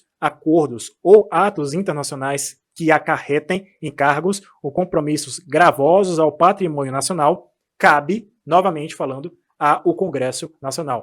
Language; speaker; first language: Portuguese; native; Portuguese